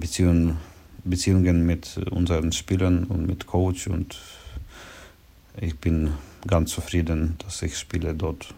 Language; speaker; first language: German; non-native, learner; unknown